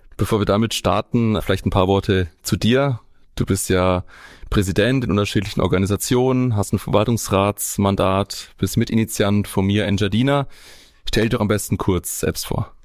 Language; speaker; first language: German; native; German